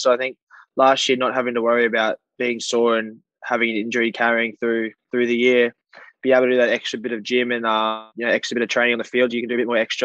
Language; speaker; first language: English; native; English